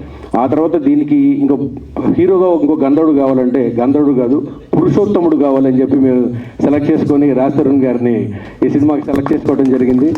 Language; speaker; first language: Telugu; native; Telugu